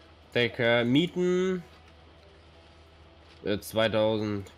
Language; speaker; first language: German; native; German